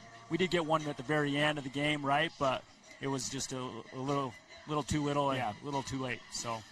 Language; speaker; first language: English; native; English